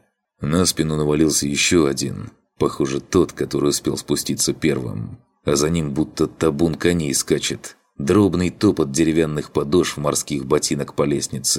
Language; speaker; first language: Russian; native; Russian